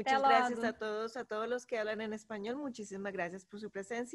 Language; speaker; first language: Spanish; native; Spanish